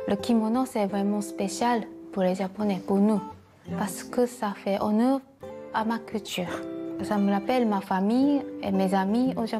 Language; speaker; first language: French; non-native, learner; Japanese